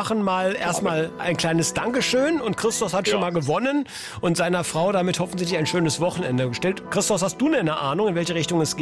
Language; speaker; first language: German; native; German